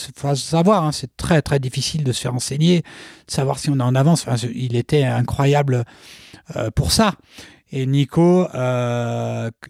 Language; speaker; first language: French; native; French